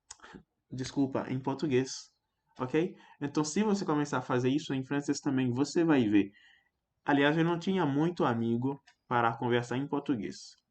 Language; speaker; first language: Portuguese; non-native, fluent; French